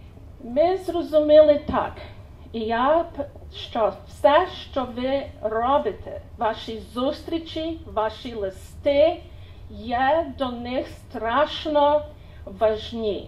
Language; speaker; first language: Ukrainian; early bilingual, heritage; Ukrainian